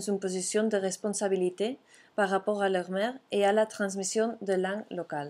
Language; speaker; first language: French; non-native, fluent; Catalan